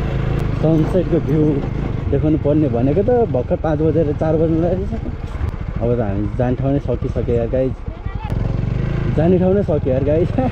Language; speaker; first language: Nepali; native; Nepali